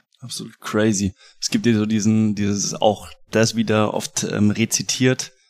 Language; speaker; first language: German; native; German